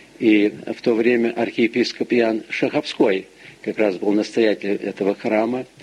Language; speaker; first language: Russian; early bilingual, heritage; Russian